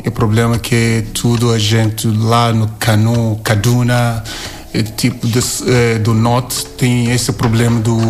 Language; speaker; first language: Portuguese; non-native, learner; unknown